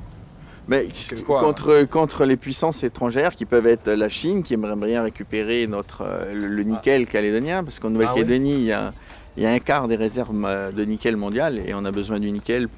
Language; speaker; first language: French; native; French